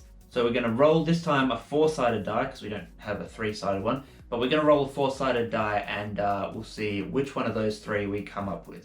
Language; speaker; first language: English; native; English